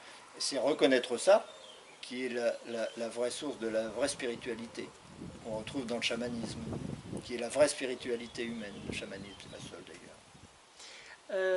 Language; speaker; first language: French; native; French